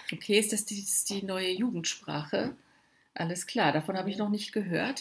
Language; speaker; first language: German; native; German